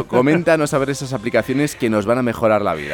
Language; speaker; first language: Spanish; native; Spanish